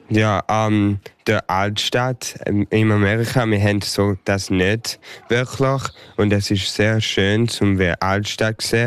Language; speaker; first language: German; early bilingual, heritage; English